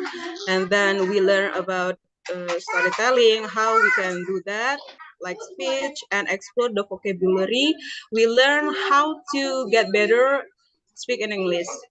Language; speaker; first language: English; non-native, learner; Indonesian